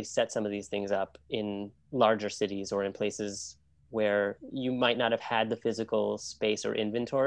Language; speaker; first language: English; native; English